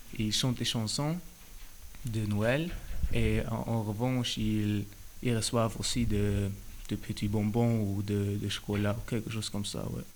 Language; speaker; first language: French; non-native, fluent; German